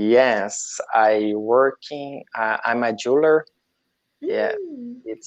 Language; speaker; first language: English; non-native, learner; Portuguese